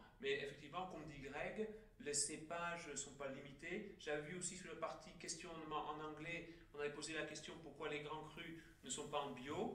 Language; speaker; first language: French; native; French